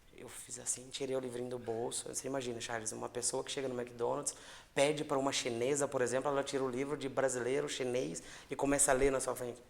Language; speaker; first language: Portuguese; native; Portuguese